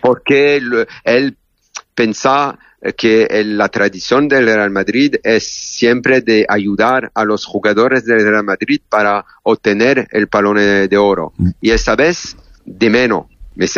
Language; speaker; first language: Spanish; non-native, fluent; French